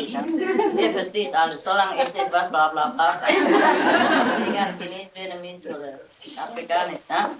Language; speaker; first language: German; non-native, learner; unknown